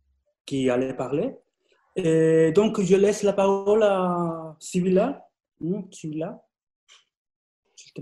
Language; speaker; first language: French; non-native, fluent; Spanish